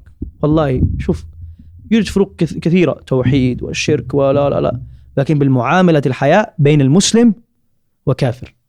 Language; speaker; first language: Arabic; non-native, fluent; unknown